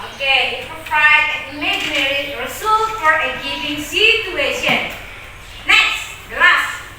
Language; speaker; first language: English; non-native, learner; Indonesian